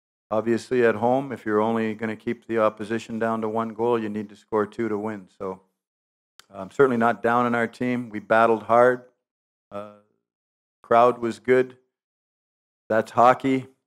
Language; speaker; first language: English; native; English